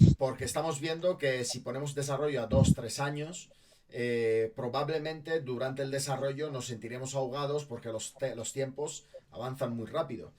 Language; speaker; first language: Spanish; native; Spanish